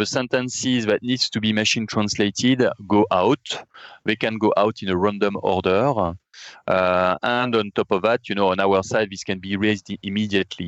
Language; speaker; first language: English; non-native, fluent; French